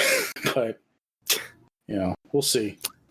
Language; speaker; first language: English; native; English